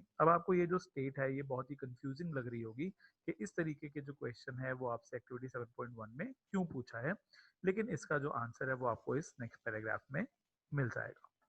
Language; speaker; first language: Hindi; native; Hindi